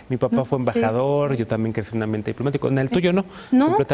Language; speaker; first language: Spanish; native; Spanish